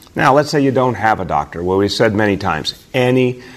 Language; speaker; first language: English; native; English